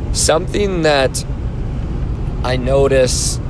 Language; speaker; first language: English; native; English